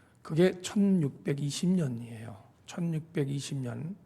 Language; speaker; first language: Korean; native; Korean